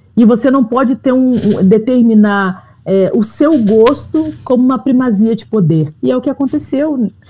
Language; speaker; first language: Portuguese; native; Portuguese